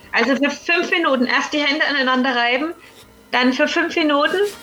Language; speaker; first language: German; native; German